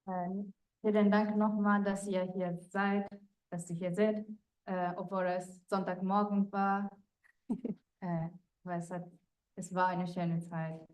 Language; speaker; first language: German; non-native, fluent; Japanese